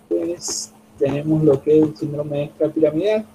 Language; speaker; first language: Spanish; native; Spanish